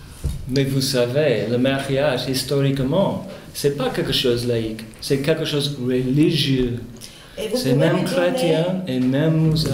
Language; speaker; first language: French; non-native, fluent; Spanish